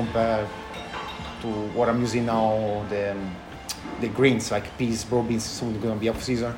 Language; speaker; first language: English; non-native, fluent; Italian